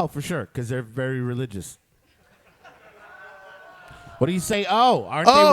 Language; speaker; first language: English; native; English